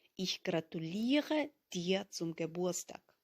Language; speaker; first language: German; non-native, fluent; Ukrainian